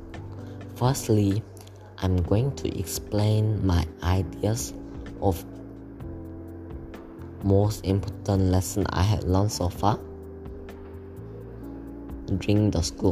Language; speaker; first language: English; non-native, learner; Korean